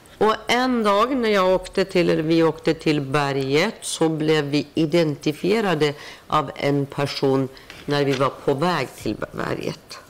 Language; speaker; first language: Swedish; non-native, fluent; Persian